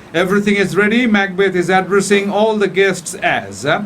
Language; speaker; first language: English; non-native, fluent; Bangla